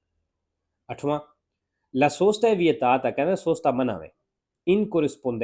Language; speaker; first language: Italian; non-native, fluent; Punjabi